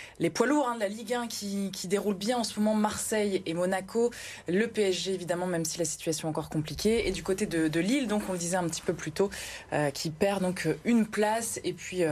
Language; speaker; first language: French; native; French